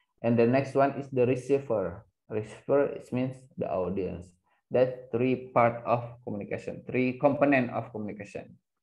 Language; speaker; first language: English; non-native, fluent; Indonesian